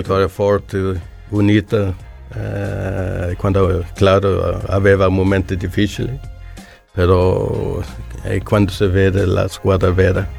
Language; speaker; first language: Italian; non-native, learner; Swedish